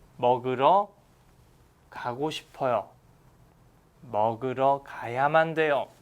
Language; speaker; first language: Korean; native; Korean